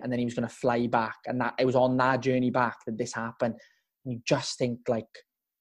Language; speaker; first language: English; native; English